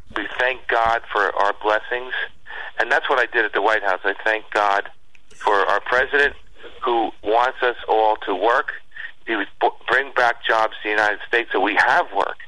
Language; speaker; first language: English; early bilingual, other home language; Spanish